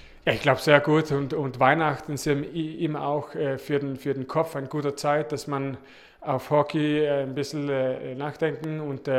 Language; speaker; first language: German; non-native, fluent; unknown